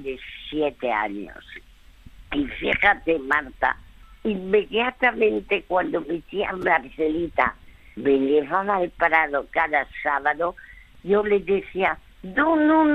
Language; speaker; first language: Spanish; early bilingual, other home language; French